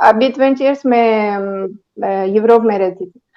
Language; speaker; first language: Hindi; non-native, learner; Greek